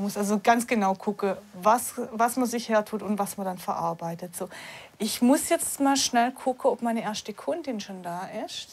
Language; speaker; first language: German; native; German